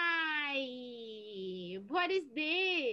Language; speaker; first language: English; non-native, learner; Portuguese